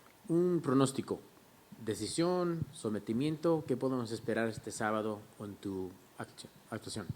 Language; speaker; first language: Spanish; early bilingual, heritage; English